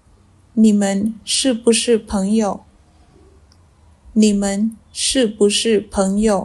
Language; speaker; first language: Chinese; non-native, fluent; Khmer